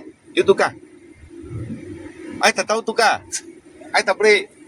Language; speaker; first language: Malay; non-native, local second language; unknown